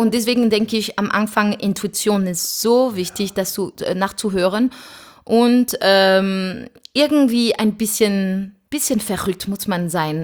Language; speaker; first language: German; non-native, fluent; French